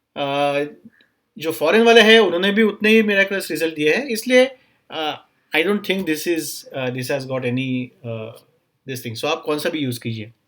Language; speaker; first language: Hindi; non-native, local second language; Marathi